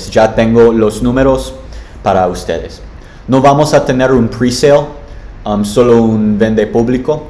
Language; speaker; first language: Spanish; non-native, learner; English